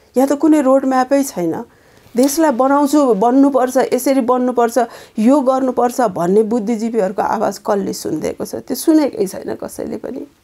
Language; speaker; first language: Nepali; native; Nepali